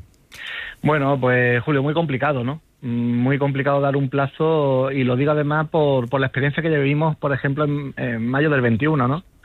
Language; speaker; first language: Spanish; native; Spanish